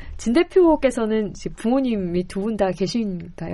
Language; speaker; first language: Korean; native; Korean